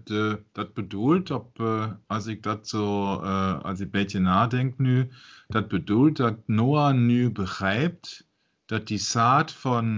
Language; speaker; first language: Dutch; non-native, fluent; German